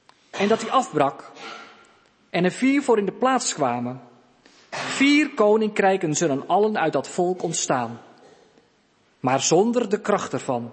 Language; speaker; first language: Dutch; native; Dutch